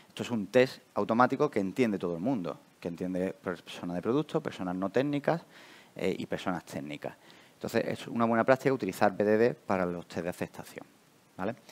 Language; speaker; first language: Spanish; native; Spanish